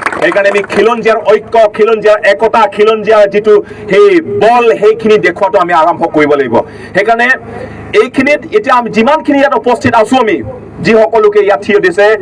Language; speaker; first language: Assamese; non-native, local second language; Karbi